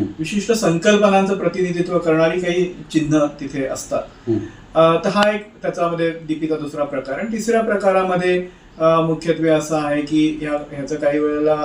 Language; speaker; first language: Marathi; native; Marathi